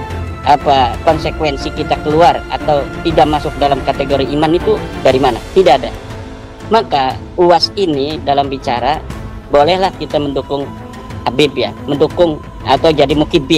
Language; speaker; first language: Indonesian; native; Indonesian